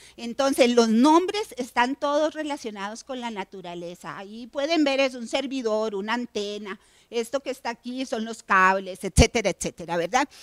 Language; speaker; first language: Spanish; native; Spanish